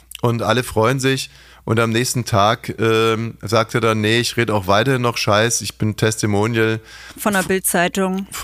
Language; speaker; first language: German; native; German